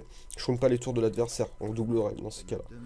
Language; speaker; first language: French; native; French